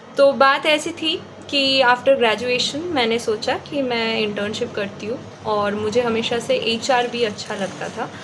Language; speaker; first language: Hindi; non-native, local second language; Bangla